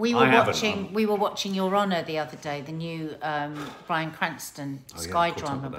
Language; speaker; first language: English; native; English